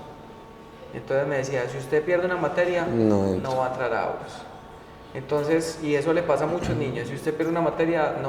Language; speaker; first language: Spanish; native; Spanish